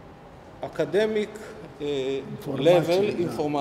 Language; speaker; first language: Romanian; early bilingual, heritage; Hebrew